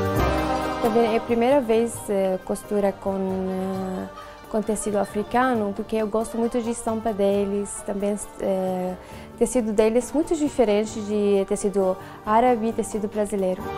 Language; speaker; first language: Portuguese; non-native, learner; Arabic